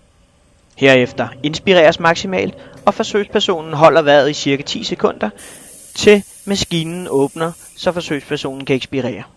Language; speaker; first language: Danish; native; Danish